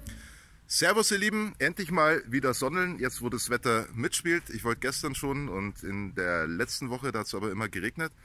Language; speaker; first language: German; native; German